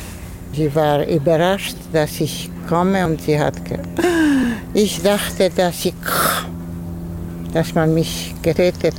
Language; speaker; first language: German; non-native, fluent; Polish